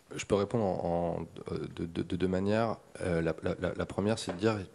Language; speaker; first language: French; native; French